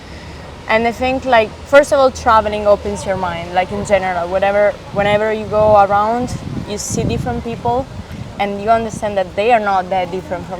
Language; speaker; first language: English; non-native, fluent; Italian